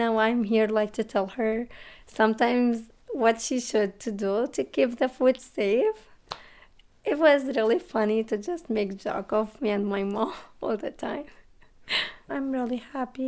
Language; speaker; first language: English; non-native, learner; Arabic